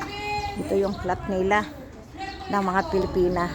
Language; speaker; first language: Filipino; native; Filipino